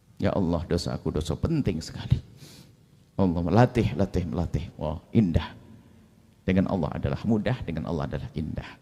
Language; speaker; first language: Indonesian; native; Indonesian